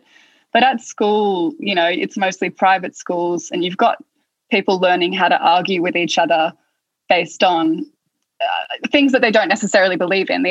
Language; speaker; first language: English; native; English